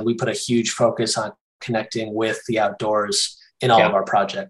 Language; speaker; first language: English; native; English